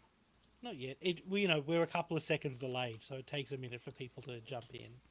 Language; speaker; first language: English; native; English